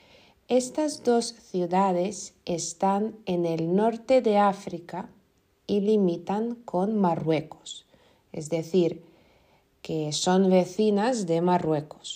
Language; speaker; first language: Spanish; non-native, fluent; Lithuanian